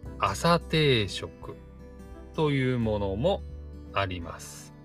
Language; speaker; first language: Japanese; native; Japanese